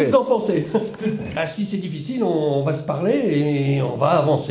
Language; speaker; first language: French; native; French